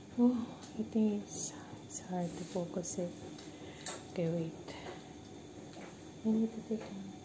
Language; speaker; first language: English; non-native, local second language; Filipino